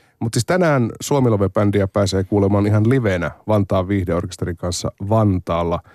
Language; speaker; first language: Finnish; native; Finnish